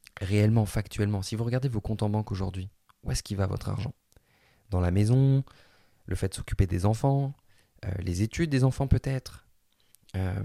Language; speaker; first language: French; native; French